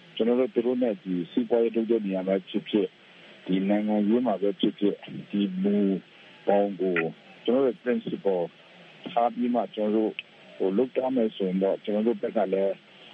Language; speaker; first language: Burmese; non-native, local second language; Kachin